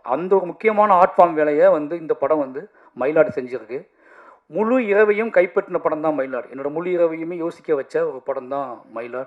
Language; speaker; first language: Tamil; native; Tamil